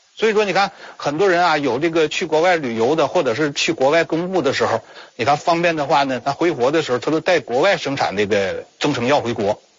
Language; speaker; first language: Chinese; native; Chinese